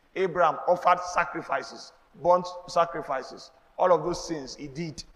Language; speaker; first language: English; non-native, local second language; Yoruba